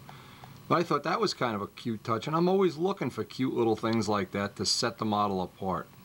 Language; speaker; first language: English; native; English